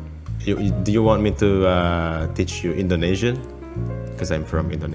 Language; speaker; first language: English; non-native, fluent; Indonesian